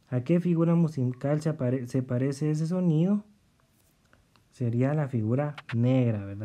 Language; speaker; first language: Spanish; native; Spanish